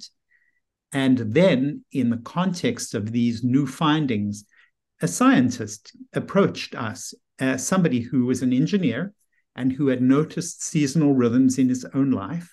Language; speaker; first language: English; native; English